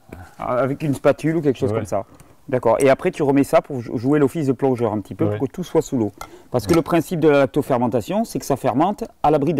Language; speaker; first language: French; native; French